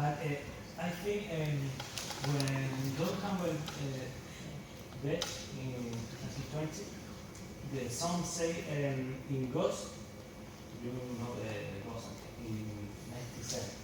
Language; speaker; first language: English; non-native, learner; Spanish